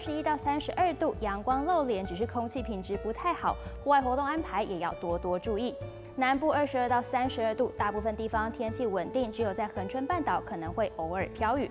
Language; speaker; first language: Chinese; native; Chinese